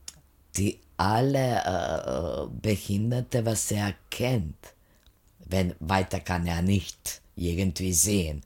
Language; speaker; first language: German; non-native, fluent; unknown